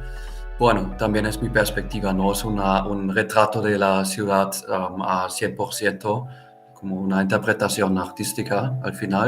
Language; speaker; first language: Spanish; non-native, fluent; German